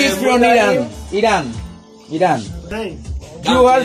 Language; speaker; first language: English; non-native, learner; Spanish